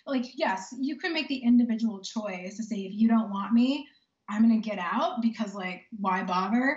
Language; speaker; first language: English; native; English